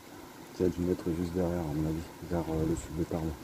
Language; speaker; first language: French; native; French